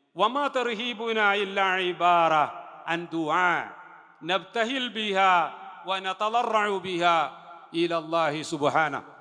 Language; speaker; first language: Arabic; non-native, fluent; Malayalam